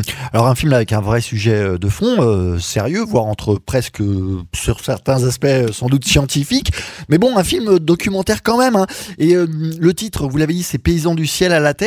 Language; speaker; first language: French; native; French